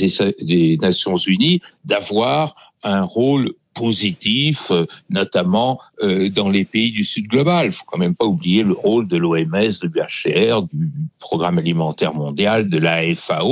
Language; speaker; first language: French; native; French